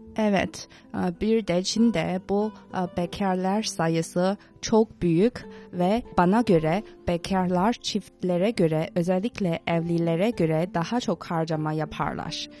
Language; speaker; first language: Turkish; non-native, fluent; Chinese